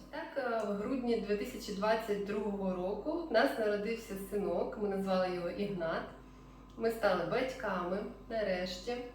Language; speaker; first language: Ukrainian; non-native, local second language; Russian